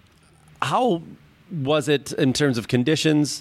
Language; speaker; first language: English; native; English